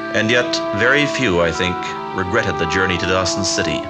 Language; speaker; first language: English; native; English